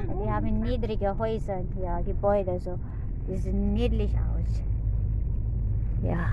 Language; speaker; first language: German; non-native, learner; Filipino